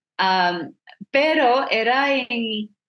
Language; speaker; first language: Spanish; non-native, fluent; English